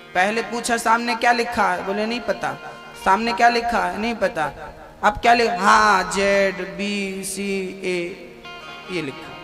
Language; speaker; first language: Hindi; native; Hindi